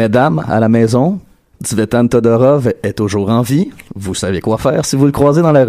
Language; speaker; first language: French; native; French